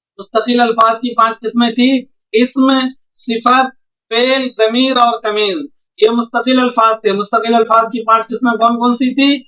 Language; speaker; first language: Hindi; native; Hindi